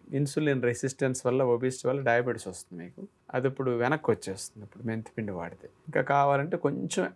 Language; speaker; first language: Telugu; native; Telugu